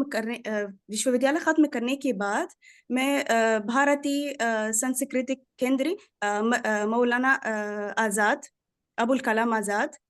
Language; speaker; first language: Hindi; non-native, fluent; Arabic